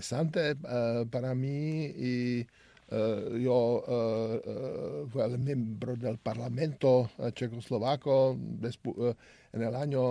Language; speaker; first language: Spanish; non-native, learner; Czech